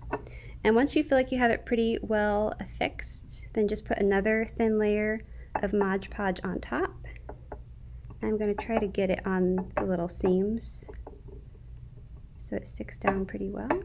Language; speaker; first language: English; native; English